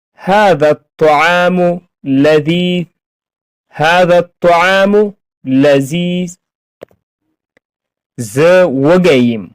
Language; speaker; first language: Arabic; non-native, fluent; Pashto